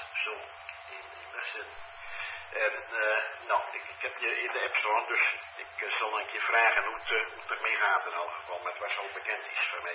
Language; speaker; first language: Dutch; native; Dutch